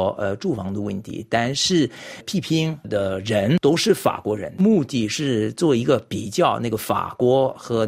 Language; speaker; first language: Chinese; non-native, fluent; French